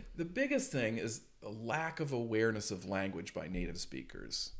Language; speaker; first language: English; native; English